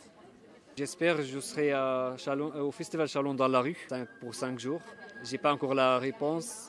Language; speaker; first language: French; non-native, fluent; Arabic